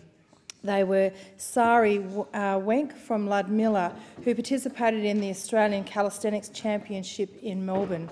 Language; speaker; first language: English; native; English